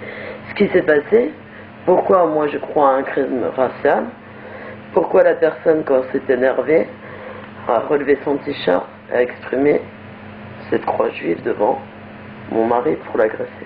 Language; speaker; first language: French; native; French